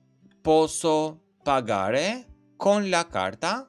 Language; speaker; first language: Italian; non-native, fluent; Albanian